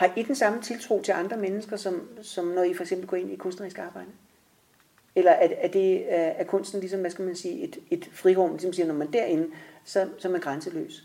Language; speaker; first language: Danish; native; Danish